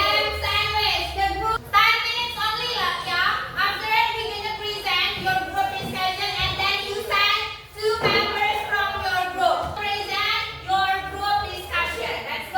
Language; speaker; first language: English; non-native, learner; Indonesian